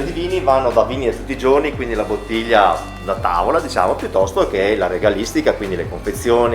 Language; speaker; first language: Italian; native; Italian